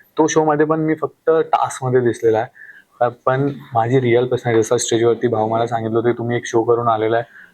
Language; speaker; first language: Marathi; non-native, local second language; Hindi